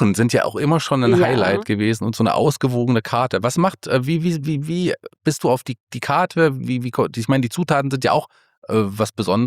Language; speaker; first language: German; native; German